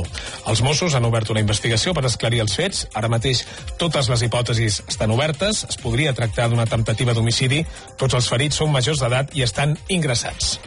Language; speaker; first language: Catalan; native; Catalan